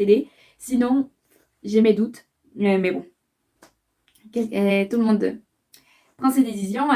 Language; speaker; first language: French; non-native, fluent; Spanish